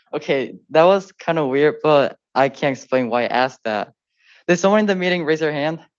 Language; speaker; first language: English; early bilingual, other home language; Spanish